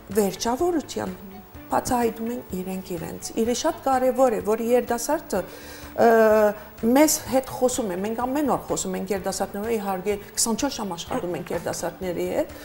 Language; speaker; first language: Armenian; early bilingual, heritage; Armenian